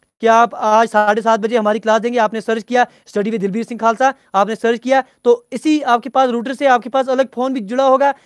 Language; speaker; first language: Hindi; non-native, local second language; Punjabi